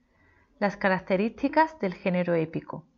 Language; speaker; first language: Spanish; native; Spanish